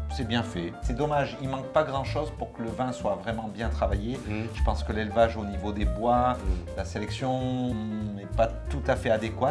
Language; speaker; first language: French; native; French